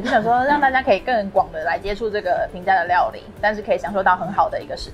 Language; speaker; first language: Chinese; native; Chinese